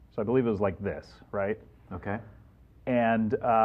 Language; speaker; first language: English; native; English